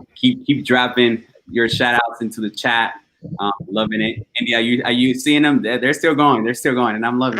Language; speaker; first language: English; early bilingual, other home language; Spanish